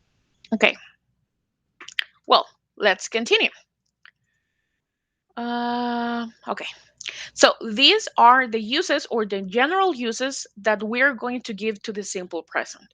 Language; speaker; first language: English; non-native, fluent; Spanish